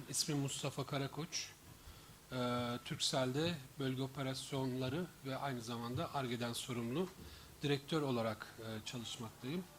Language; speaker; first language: Turkish; native; Turkish